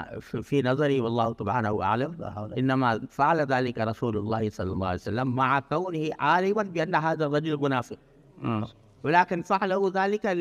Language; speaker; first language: Arabic; non-native, fluent; Urdu